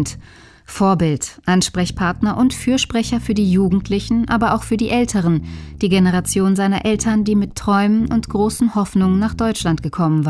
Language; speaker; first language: German; native; German